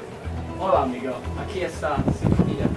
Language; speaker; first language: Spanish; non-native, learner; English